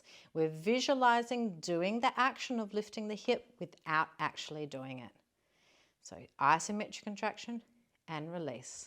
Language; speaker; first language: English; native; English